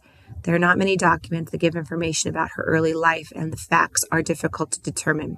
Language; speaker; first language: English; native; English